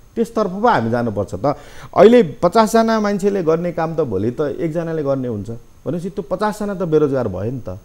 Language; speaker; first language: Nepali; native; Nepali